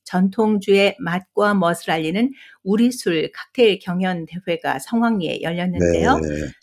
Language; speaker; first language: Korean; native; Korean